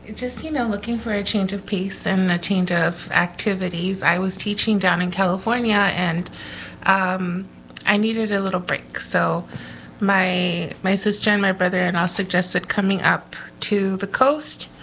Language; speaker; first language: English; early bilingual, other home language; Spanish